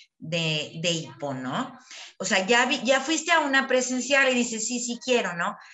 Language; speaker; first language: Spanish; native; Spanish